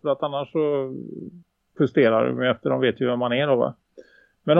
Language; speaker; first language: Swedish; native; Swedish